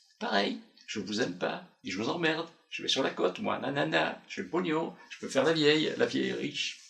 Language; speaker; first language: French; native; French